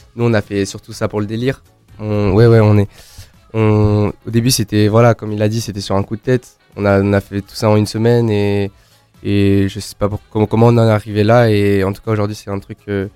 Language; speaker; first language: French; native; French